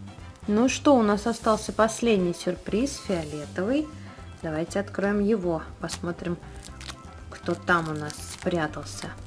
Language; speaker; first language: Russian; native; Russian